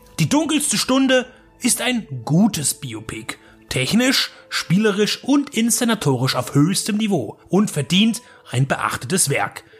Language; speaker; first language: German; native; German